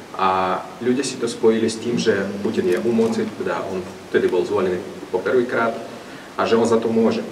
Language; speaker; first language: Slovak; non-native, fluent; Russian